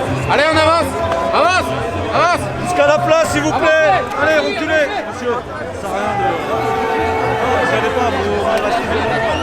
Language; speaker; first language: French; native; French